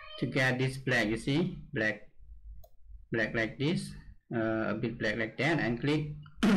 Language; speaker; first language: English; non-native, learner; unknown